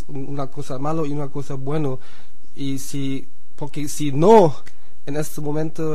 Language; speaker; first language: Spanish; non-native, fluent; German